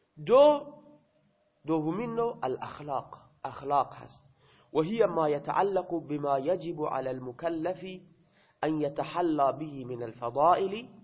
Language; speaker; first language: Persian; non-native, local second language; Baluchi